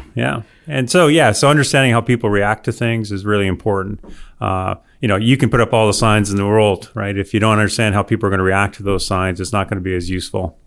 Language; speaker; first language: English; native; English